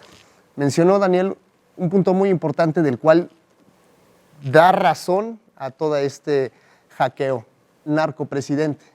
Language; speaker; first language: Spanish; native; Spanish